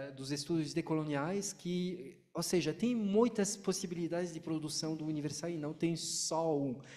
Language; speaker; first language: Portuguese; non-native, fluent; French